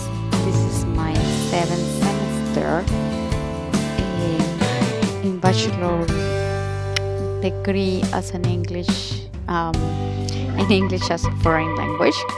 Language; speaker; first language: English; non-native, learner; Spanish